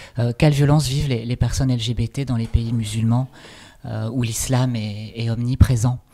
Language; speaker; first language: French; native; French